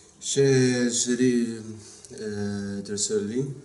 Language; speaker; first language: French; non-native, learner; Spanish